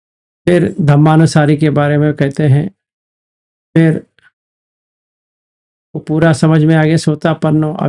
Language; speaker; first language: Hindi; native; Hindi